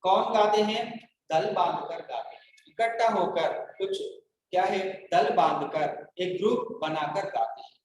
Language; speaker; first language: Hindi; non-native, local second language; Telugu